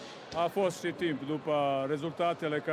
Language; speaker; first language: Romanian; non-native, fluent; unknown